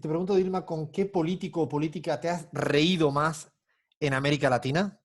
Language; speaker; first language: Spanish; native; Spanish